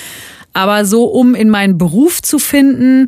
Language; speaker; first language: German; native; German